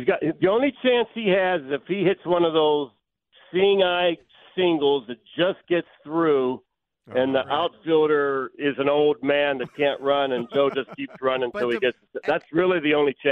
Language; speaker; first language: English; native; English